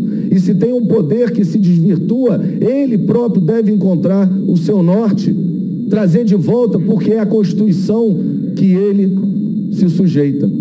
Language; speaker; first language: Portuguese; native; Portuguese